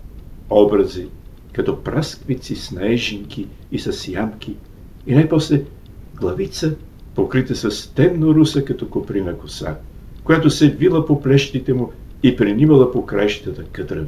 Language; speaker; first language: Bulgarian; native; Bulgarian